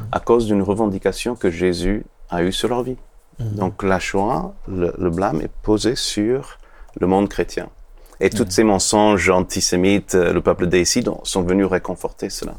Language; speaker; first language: French; non-native, fluent; Hebrew